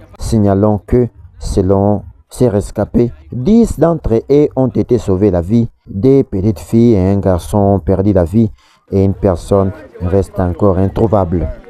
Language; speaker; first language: French; non-native, local second language; Swahili